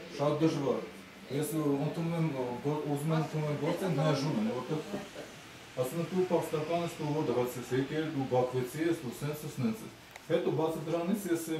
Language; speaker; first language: Armenian; early bilingual, heritage; Armenian